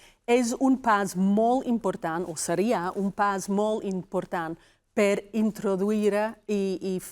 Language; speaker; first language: Catalan; non-native, fluent; Welsh